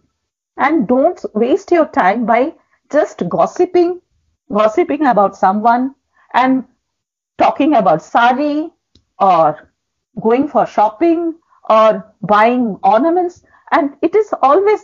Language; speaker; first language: English; non-native, local second language; Bangla